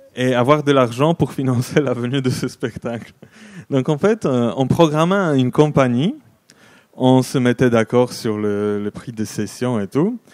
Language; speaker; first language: French; non-native, fluent; Polish